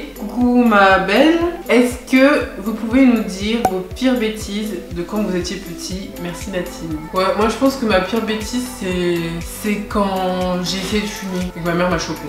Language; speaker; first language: French; early bilingual, other home language; Haitian Creole